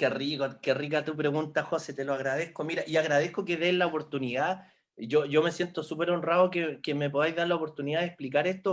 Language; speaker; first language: Spanish; native; Spanish